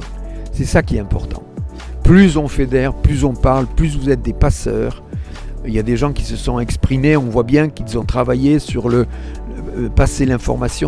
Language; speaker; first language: French; native; French